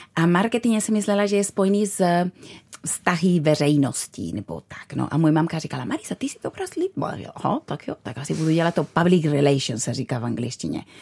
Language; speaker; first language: Czech; non-native, fluent; Spanish